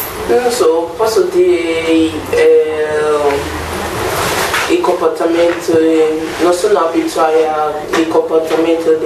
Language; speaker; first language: Italian; non-native, learner; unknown